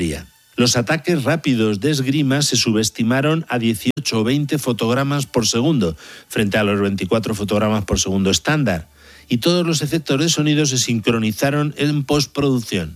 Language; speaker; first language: Spanish; native; Spanish